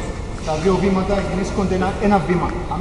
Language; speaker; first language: Greek; early bilingual, heritage; Greek